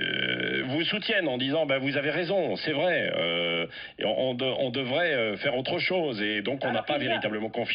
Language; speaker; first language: French; native; French